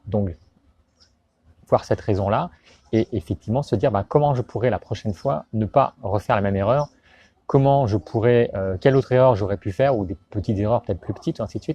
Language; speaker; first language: French; native; French